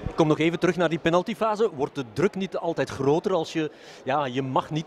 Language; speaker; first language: Dutch; native; Dutch